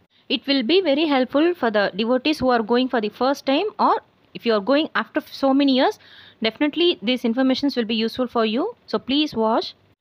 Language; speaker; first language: English; non-native, local second language; Tamil